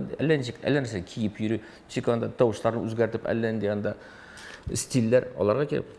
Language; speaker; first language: Tatar; non-native, local second language; Russian